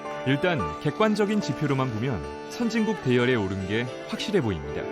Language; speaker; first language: Korean; native; Korean